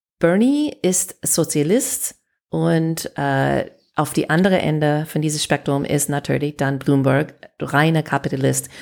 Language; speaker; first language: German; non-native, fluent; English